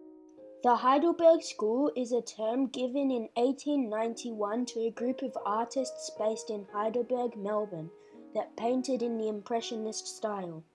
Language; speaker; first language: English; native; English